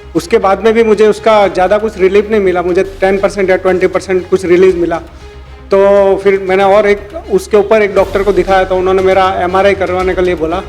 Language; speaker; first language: Hindi; native; Hindi